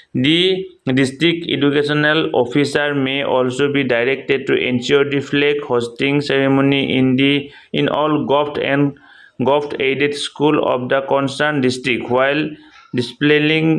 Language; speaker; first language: English; non-native, local second language; Assamese